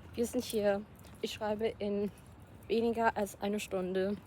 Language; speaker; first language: German; non-native, local second language; English